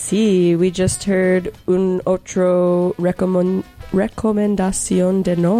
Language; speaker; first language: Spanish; non-native, learner; English